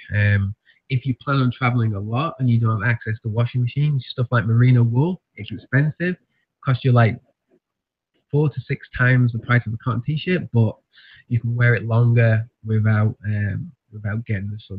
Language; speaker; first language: English; native; English